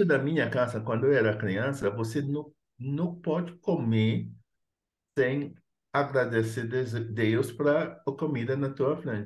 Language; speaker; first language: Portuguese; non-native, fluent; English